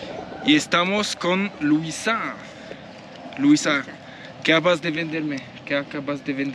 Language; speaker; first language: Spanish; non-native, learner; French